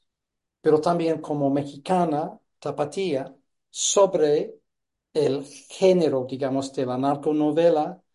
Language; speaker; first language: Spanish; non-native, fluent; English